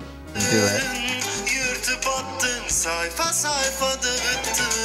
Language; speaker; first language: Turkish; non-native, learner; English